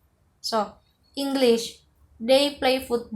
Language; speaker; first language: English; non-native, learner; Indonesian